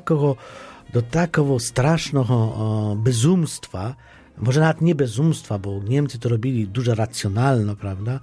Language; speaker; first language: Polish; non-native, fluent; Ukrainian